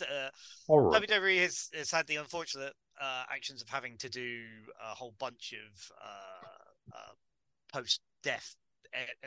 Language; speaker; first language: English; native; English